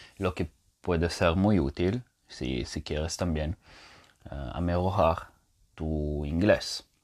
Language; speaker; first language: Spanish; non-native, fluent; Italian